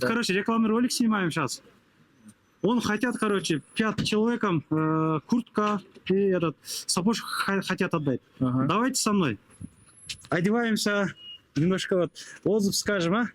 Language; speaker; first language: Russian; non-native, learner; Kyrgyz